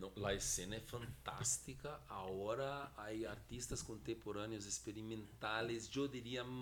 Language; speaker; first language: Spanish; non-native, fluent; Portuguese